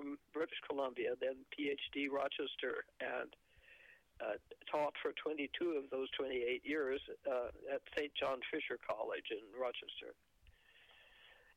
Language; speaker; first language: English; native; English